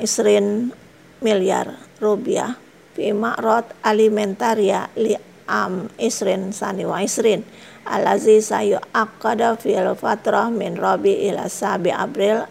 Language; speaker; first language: Arabic; non-native, fluent; Indonesian